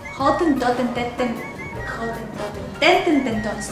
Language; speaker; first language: Dutch; non-native, learner; French